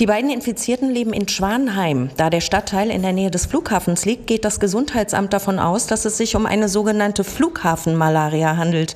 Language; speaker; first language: German; native; German